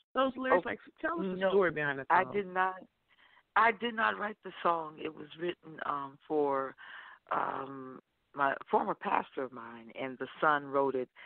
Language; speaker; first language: English; native; English